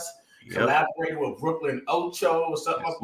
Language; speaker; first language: English; native; English